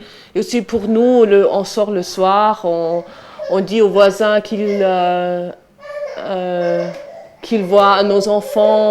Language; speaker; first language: French; non-native, fluent; German